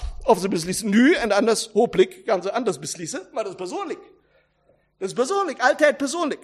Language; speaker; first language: Dutch; non-native, learner; German